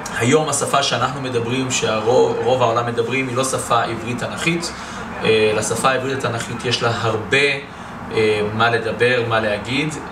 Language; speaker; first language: Hebrew; native; Hebrew